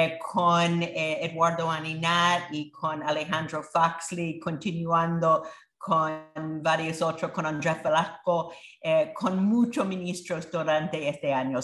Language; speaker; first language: Spanish; non-native, fluent; English